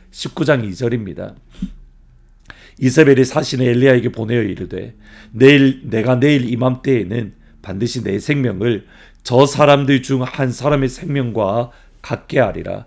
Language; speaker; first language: Korean; native; Korean